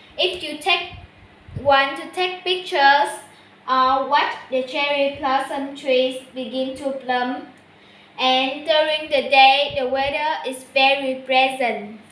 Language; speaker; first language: English; non-native, learner; Vietnamese